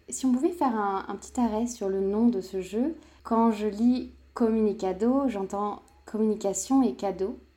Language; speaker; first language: French; native; French